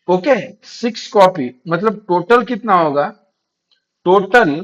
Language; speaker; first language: Hindi; non-native, local second language; Marathi